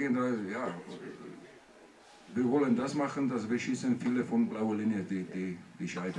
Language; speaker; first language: German; non-native, learner; Czech